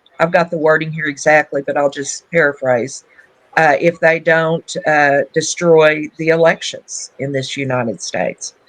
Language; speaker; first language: English; native; English